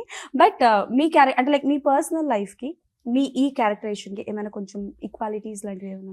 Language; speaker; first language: Telugu; native; Telugu